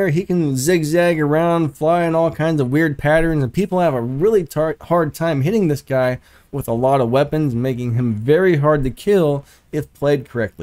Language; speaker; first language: English; native; English